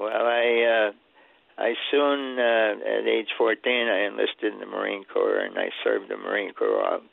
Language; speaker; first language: English; early bilingual, other home language; Swedish